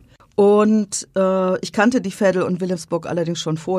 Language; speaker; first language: German; native; German